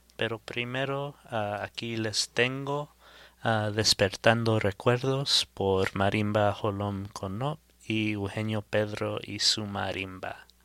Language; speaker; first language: Spanish; early bilingual, heritage; Spanish